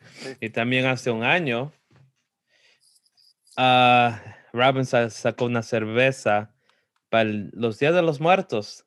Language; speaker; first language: Spanish; early bilingual, heritage; Spanish